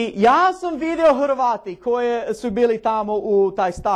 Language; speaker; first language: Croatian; non-native, learner; English